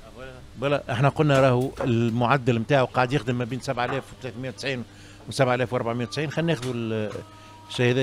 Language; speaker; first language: Arabic; native; Arabic